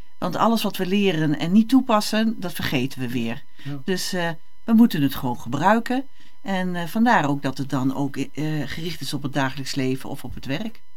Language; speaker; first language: Dutch; native; Dutch